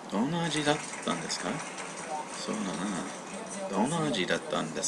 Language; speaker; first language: Japanese; non-native, learner; English